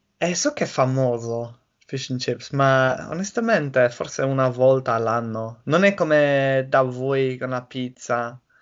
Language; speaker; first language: Italian; non-native, learner; English